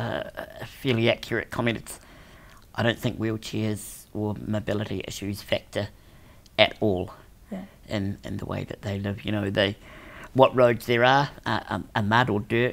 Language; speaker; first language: English; native; English